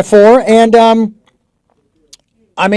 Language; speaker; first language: English; native; English